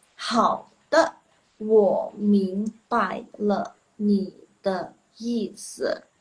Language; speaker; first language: Chinese; non-native, local second language; Indonesian